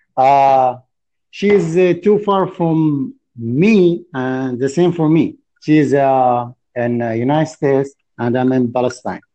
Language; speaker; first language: English; non-native, learner; Arabic